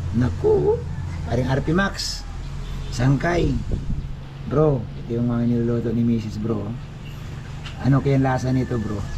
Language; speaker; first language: Filipino; non-native, local second language; Cebuano